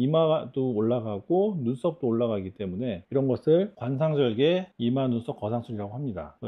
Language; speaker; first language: Korean; native; Korean